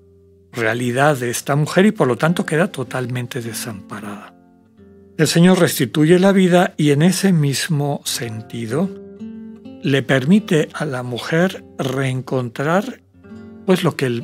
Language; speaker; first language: Spanish; native; Spanish